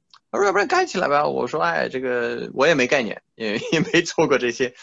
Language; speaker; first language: Chinese; non-native, fluent; French